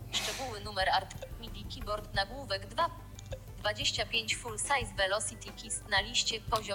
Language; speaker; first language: Polish; native; Polish